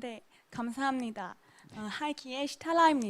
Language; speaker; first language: Korean; non-native, local second language; Thai